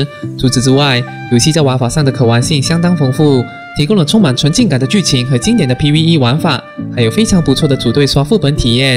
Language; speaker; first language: Chinese; native; Chinese